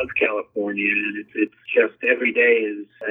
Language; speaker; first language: English; native; English